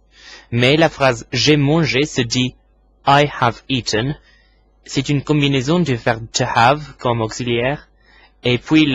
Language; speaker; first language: French; non-native, fluent; English